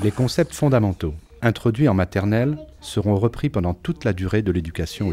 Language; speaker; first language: French; native; French